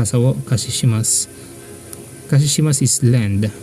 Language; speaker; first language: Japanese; non-native, fluent; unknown